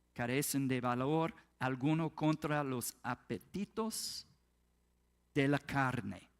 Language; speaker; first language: Spanish; non-native, learner; English